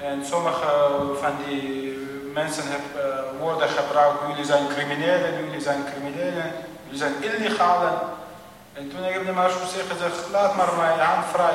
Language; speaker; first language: Dutch; non-native, fluent; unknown